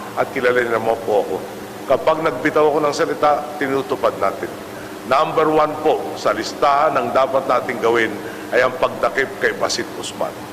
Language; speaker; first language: Filipino; native; Filipino